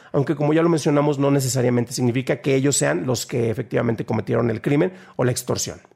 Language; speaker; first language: Spanish; native; Spanish